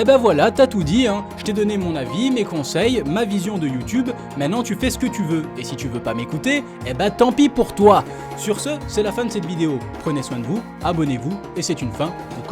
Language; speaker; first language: French; native; French